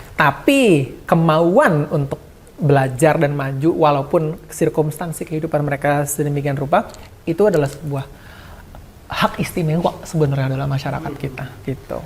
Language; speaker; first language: Indonesian; native; Indonesian